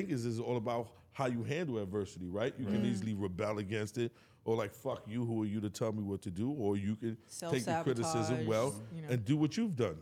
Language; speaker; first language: English; native; English